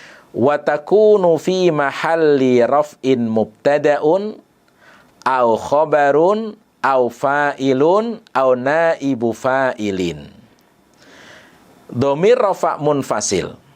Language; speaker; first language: Arabic; non-native, fluent; Indonesian